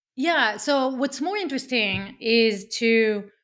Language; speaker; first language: English; non-native, fluent; Hebrew